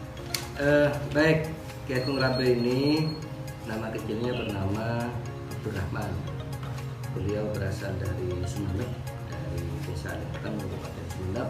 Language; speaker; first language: Indonesian; non-native, local second language; Madurese